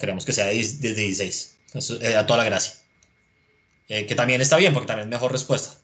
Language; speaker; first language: Spanish; native; Spanish